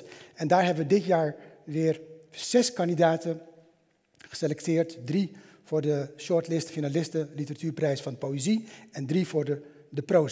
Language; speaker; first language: Dutch; native; Dutch